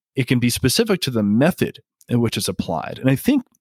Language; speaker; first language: English; native; English